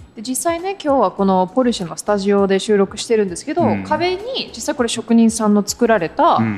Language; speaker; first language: Japanese; non-native, fluent; English